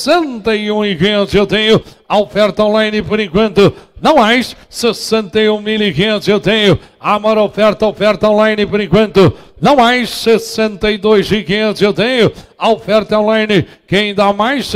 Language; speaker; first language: Portuguese; native; Portuguese